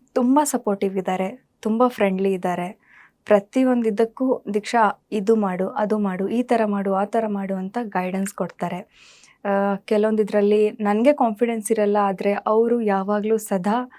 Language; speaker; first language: Kannada; native; Kannada